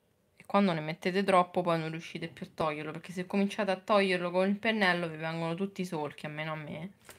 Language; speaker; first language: Italian; native; Italian